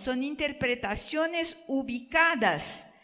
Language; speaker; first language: Spanish; non-native, fluent; Portuguese